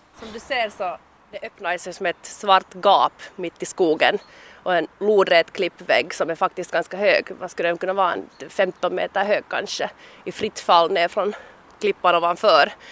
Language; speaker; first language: Swedish; native; Swedish